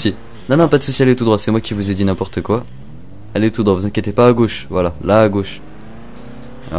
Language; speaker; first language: French; native; French